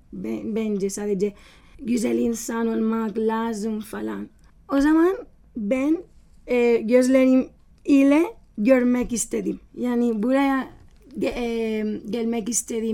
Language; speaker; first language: Turkish; non-native, learner; Spanish